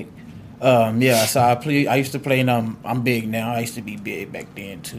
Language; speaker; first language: English; native; English